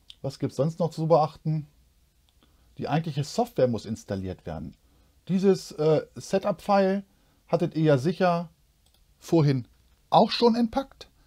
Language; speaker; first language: German; native; German